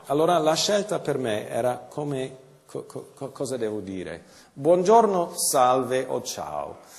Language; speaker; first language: Italian; non-native, fluent; English